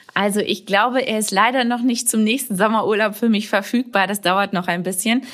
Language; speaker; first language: German; native; German